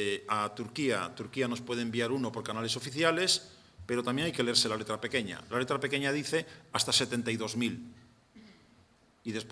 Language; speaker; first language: Spanish; native; Spanish